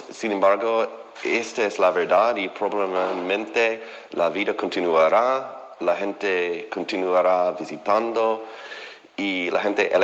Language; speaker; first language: Spanish; non-native, fluent; English